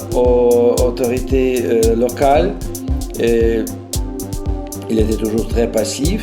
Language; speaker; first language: French; non-native, fluent; Russian